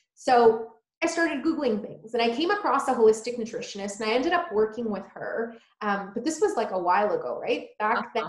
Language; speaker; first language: English; early bilingual, other home language; Polish